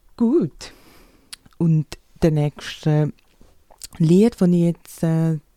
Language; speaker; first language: German; non-native, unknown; Portuguese